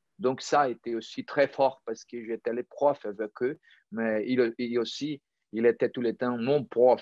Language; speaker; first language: French; non-native, fluent; Portuguese